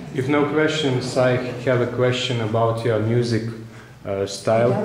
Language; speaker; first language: English; non-native, learner; Lithuanian